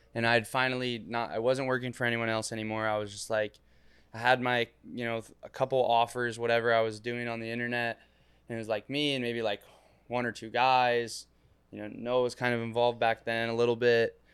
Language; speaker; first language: English; native; English